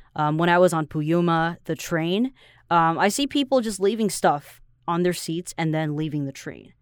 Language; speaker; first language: English; non-native, fluent; Chinese